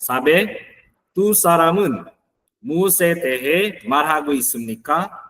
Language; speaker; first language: Korean; non-native, fluent; Filipino